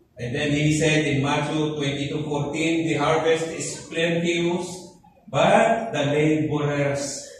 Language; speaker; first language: English; non-native, local second language; Filipino